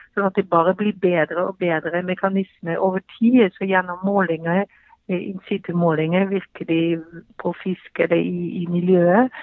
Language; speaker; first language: Norwegian; non-native, fluent; Dutch